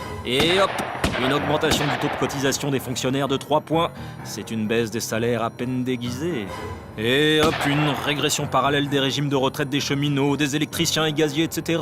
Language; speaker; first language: French; native; French